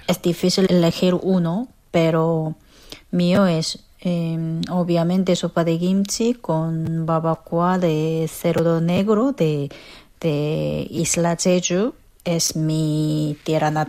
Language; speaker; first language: Spanish; non-native, fluent; Korean